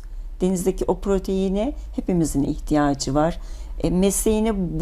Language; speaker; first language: Turkish; native; Turkish